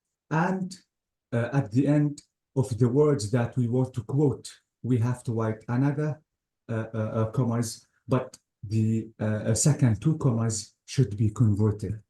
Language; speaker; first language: English; non-native, fluent; Arabic